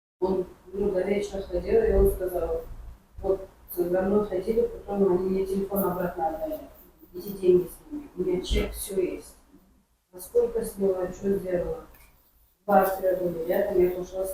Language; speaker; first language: Russian; non-native, local second language; Kyrgyz